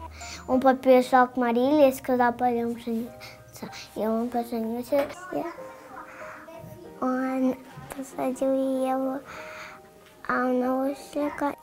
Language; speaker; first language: Russian; early bilingual, heritage; Russian